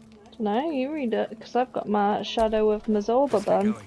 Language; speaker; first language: English; native; English